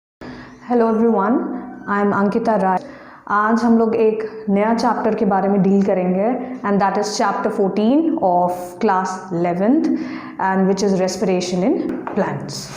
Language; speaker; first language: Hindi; native; Hindi